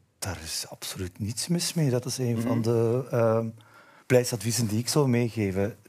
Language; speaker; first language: Dutch; early bilingual, other home language; Turkish